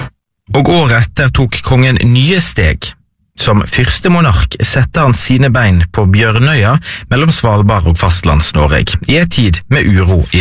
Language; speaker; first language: Norwegian; native; Norwegian